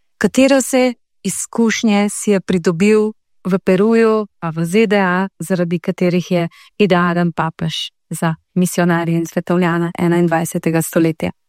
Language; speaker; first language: Slovenian; native; Slovenian